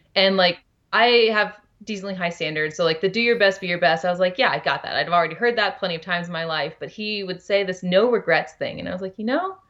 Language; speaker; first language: English; native; English